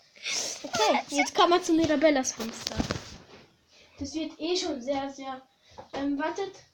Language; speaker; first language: German; early bilingual, other home language; Hungarian